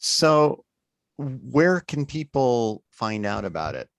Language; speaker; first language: English; native; English